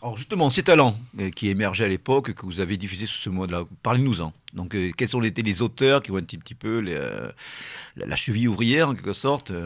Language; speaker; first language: French; native; French